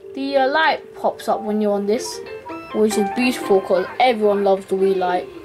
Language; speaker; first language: English; native; English